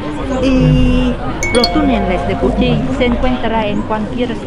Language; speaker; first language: Spanish; non-native, fluent; Vietnamese